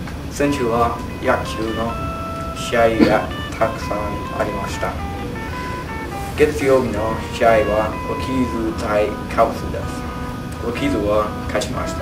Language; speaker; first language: Japanese; non-native, learner; English